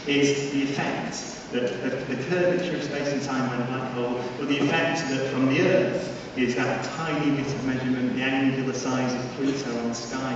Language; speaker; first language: English; native; English